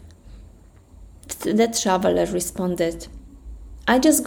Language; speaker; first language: English; non-native, fluent; Polish